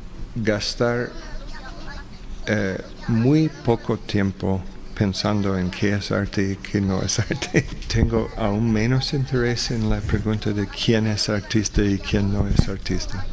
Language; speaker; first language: Spanish; non-native, fluent; English